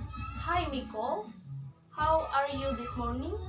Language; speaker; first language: English; non-native, learner; Indonesian